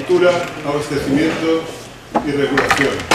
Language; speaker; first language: Spanish; native; Spanish